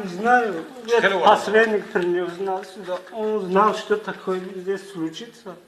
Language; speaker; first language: Russian; non-native, learner; Tajik